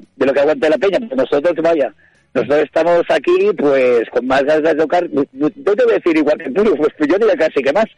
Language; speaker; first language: Spanish; native; Spanish